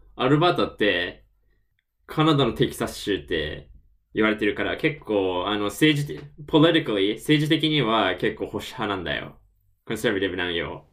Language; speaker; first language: Japanese; native; Japanese